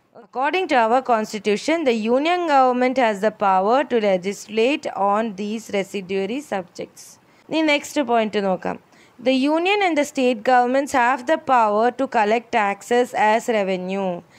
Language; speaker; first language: English; non-native, local second language; Malayalam